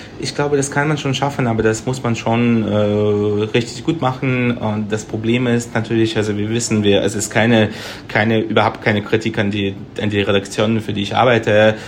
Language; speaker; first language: German; non-native, fluent; Russian